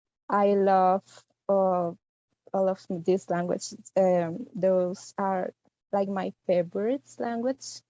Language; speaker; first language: English; non-native, fluent; Spanish